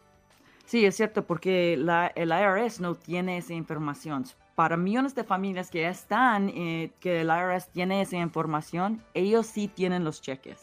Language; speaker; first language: Spanish; early bilingual, heritage; English